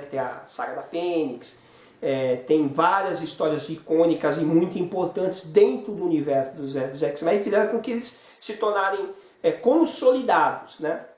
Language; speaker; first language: Portuguese; native; Portuguese